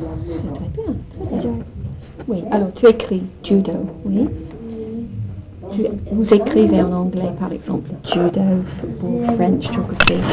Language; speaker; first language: French; non-native, fluent; English